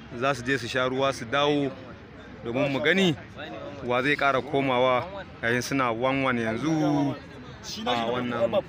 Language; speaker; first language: Hausa; native; Hausa